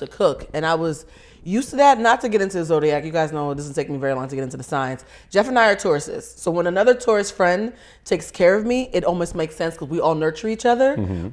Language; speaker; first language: English; native; English